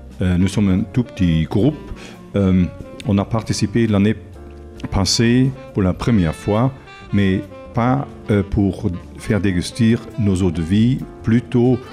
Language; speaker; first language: French; non-native, local second language; Luxembourgish